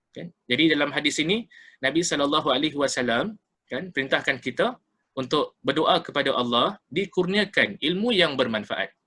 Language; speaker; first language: Malay; native; Malay